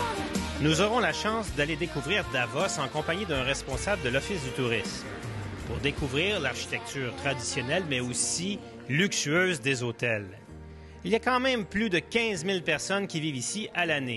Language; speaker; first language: French; native; French